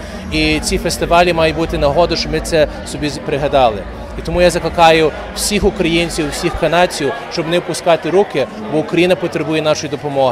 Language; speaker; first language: Ukrainian; early bilingual, heritage; Ukrainian